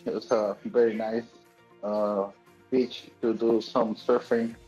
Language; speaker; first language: English; native; English